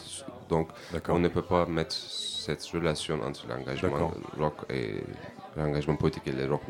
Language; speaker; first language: French; non-native, learner; Turkish